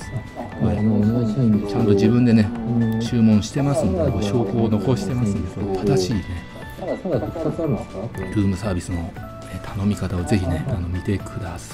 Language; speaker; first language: Japanese; native; Japanese